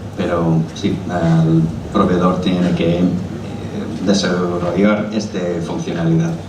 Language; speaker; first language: Spanish; non-native, learner; English